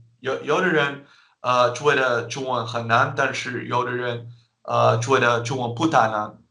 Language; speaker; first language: Chinese; non-native, learner; Dutch